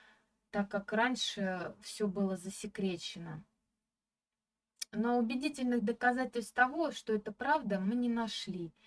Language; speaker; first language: Russian; native; Russian